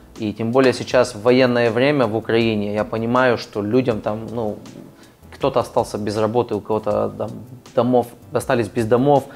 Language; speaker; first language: Russian; early bilingual, other home language; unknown